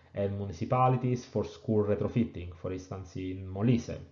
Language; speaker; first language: English; non-native, fluent; Italian